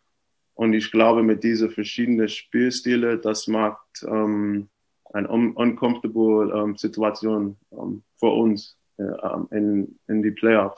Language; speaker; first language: German; non-native, fluent; English